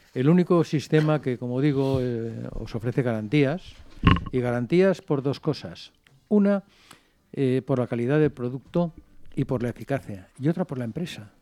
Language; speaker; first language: Spanish; non-native, local second language; Catalan